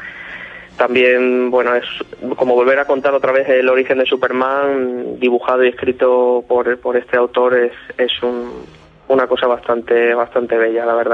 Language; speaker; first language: Spanish; native; Spanish